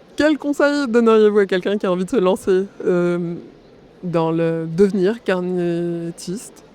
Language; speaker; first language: French; native; French